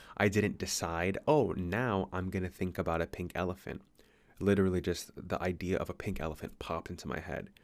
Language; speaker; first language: English; native; English